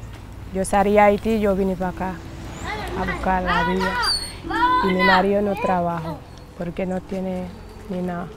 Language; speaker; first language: Spanish; non-native, learner; Haitian Creole